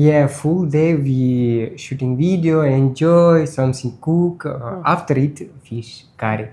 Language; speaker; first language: English; non-native, learner; Russian